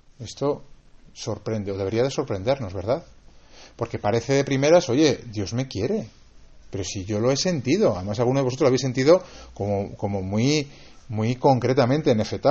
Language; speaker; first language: Spanish; native; Spanish